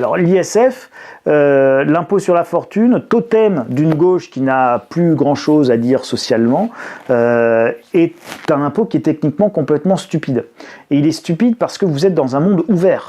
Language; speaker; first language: French; native; French